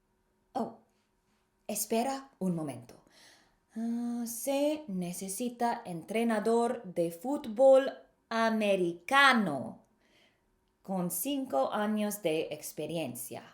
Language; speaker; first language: Spanish; non-native, fluent; English